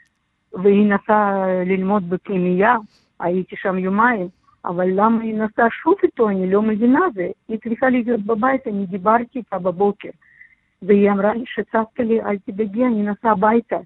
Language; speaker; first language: Hebrew; non-native, learner; Russian